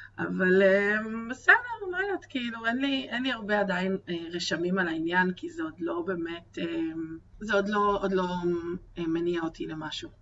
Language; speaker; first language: Hebrew; native; Hebrew